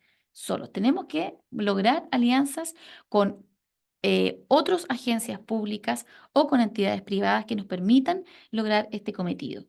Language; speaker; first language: Spanish; native; Spanish